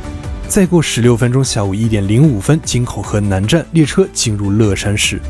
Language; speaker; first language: Chinese; native; Chinese